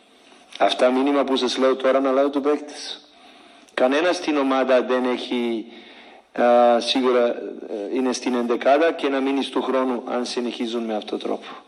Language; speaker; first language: Greek; non-native, fluent; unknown